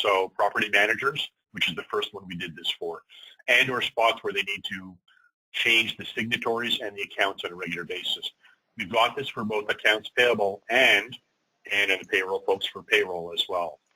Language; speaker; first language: English; native; English